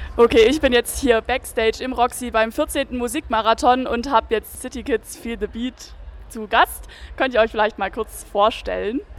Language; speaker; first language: German; native; German